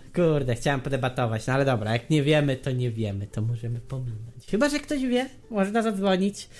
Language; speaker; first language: Polish; native; Polish